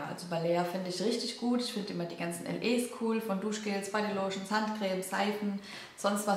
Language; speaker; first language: German; native; German